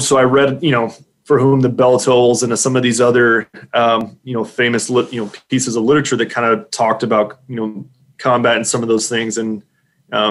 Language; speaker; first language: English; native; English